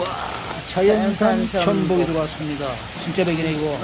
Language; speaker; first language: Korean; native; Korean